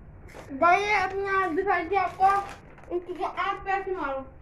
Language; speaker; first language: Hindi; native; Hindi